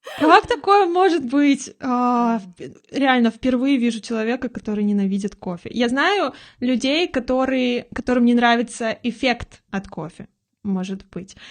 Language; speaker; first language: Russian; native; Russian